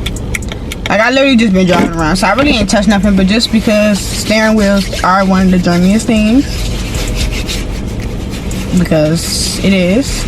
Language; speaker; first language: English; native; English